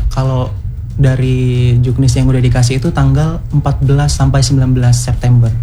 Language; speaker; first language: Indonesian; non-native, local second language; Javanese